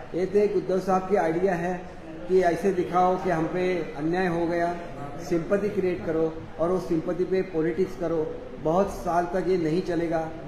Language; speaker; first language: Hindi; non-native, local second language; Marathi